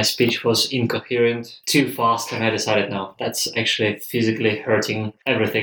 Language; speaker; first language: English; non-native, fluent; Russian